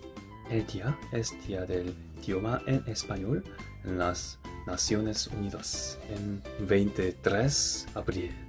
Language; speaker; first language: Spanish; non-native, learner; Korean